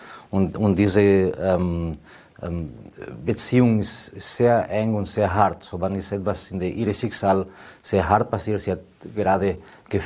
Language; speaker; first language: German; non-native, learner; Spanish